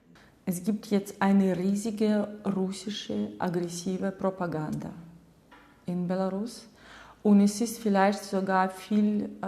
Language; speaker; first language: German; non-native, fluent; Russian